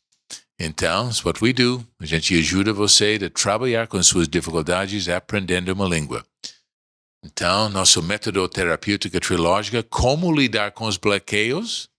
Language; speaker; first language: Portuguese; non-native, fluent; English